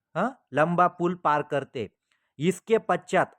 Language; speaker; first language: Hindi; non-native, local second language; Marathi